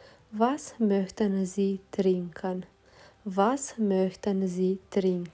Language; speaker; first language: German; non-native, fluent; Romanian